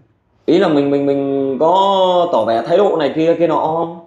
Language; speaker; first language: Vietnamese; native; Vietnamese